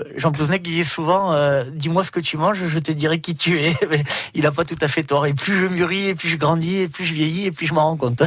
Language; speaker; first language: French; native; French